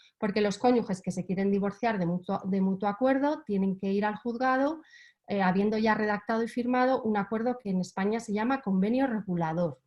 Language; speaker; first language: Spanish; native; Spanish